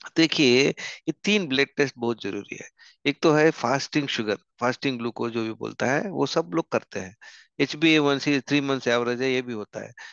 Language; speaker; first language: Hindi; non-native, local second language; Telugu